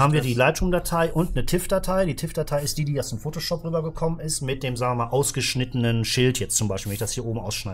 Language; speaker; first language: German; native; German